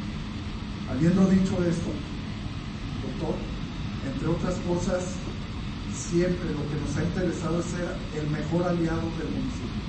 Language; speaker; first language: Spanish; native; Spanish